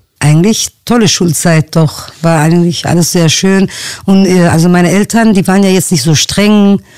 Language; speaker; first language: German; early bilingual, other home language; Turkish